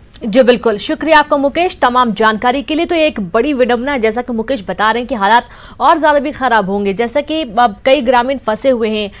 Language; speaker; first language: Hindi; native; Hindi